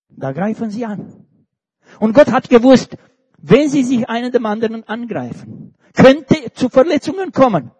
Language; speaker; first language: German; non-native, fluent; Romanian